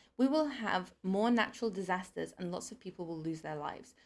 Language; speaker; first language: English; non-native, fluent; Turkish